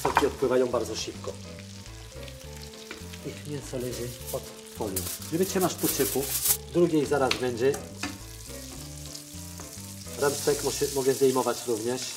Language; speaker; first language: Polish; non-native, fluent; French